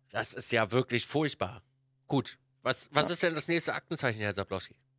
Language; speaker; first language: German; native; German